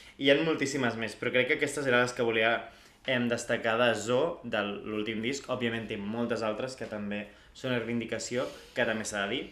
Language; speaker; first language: Catalan; native; Catalan